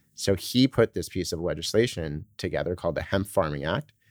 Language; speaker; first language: English; native; English